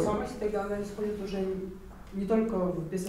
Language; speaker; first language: Russian; native; Russian